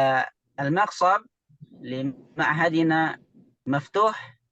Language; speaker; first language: Arabic; non-native, learner; Indonesian